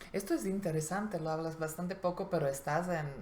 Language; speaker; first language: Spanish; non-native, fluent; Slovak